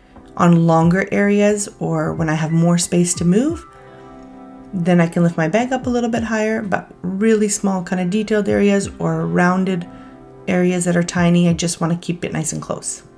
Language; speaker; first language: English; native; English